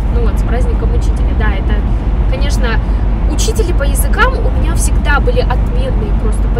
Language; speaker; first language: Russian; native; Russian